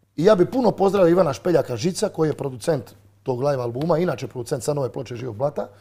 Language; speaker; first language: Croatian; native; Croatian